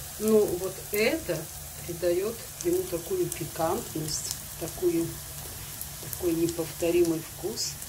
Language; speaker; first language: Russian; native; Russian